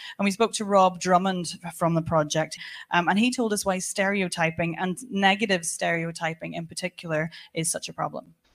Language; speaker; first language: English; native; English